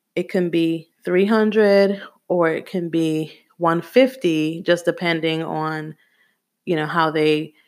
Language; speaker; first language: English; native; English